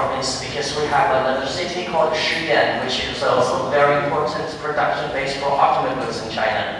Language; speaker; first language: English; non-native, fluent; Chinese